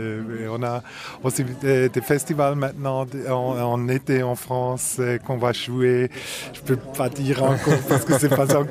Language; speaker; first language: French; non-native, fluent; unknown